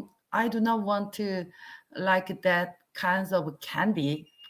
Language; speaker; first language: English; non-native, learner; Korean